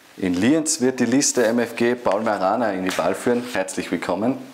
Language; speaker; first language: German; native; German